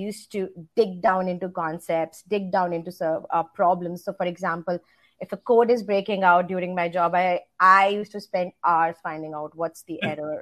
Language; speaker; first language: English; non-native, local second language; Hindi